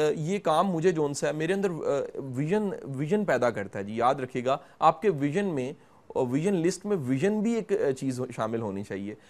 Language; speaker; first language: Urdu; non-native, local second language; Punjabi